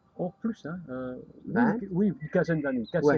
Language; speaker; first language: French; native; French